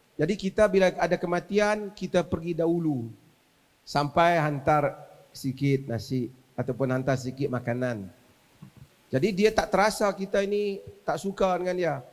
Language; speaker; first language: Malay; native; Malay